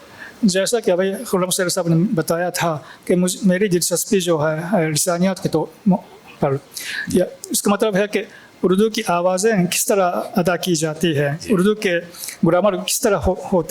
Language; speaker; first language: Hindi; non-native, fluent; Japanese